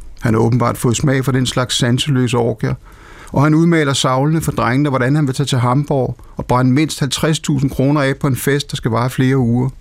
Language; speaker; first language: Danish; native; Danish